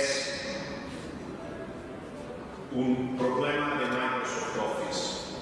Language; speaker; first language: Spanish; non-native, fluent; Italian